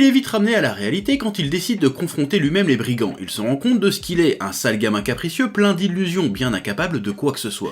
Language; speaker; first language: French; native; French